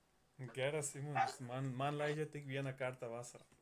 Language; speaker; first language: Lithuanian; non-native, learner; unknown